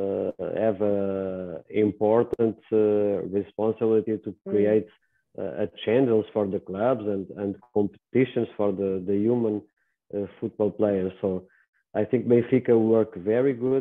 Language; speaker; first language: English; non-native, learner; Portuguese